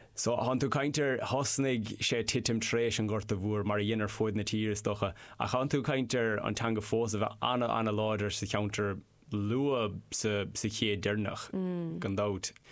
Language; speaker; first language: Irish; non-native, local second language; English